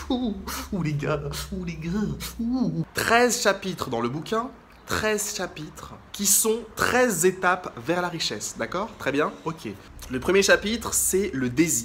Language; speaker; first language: French; native; French